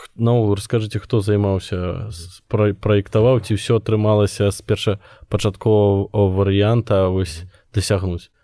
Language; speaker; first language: Belarusian; non-native, local second language; Russian